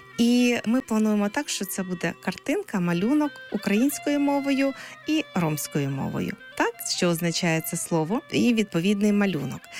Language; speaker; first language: Ukrainian; native; Ukrainian